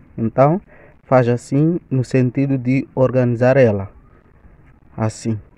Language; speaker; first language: Portuguese; non-native, local second language; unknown